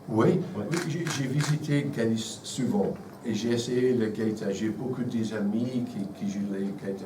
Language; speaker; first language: French; non-native, fluent; English